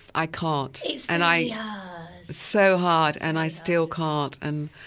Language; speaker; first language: English; early bilingual, other home language; French